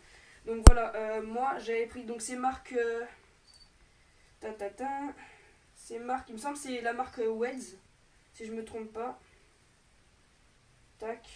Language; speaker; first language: French; native; French